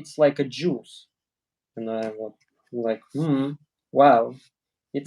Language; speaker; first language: English; non-native, learner; Russian